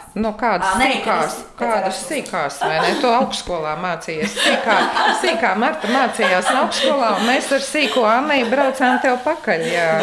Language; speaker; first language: Latvian; native; Latvian